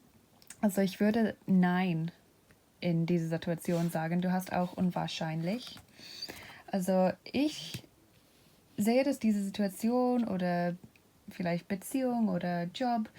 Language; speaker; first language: German; non-native, fluent; English